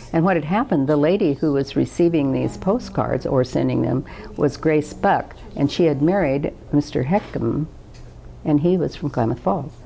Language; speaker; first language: English; native; English